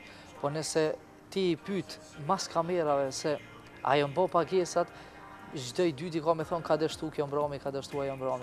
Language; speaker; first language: Albanian; native; Albanian